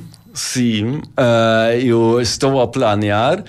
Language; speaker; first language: Portuguese; non-native, learner; German